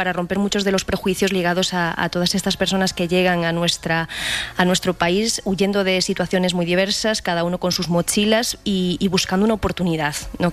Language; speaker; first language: Spanish; native; Spanish